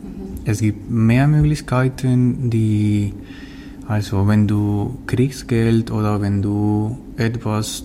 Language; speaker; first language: German; non-native, learner; Spanish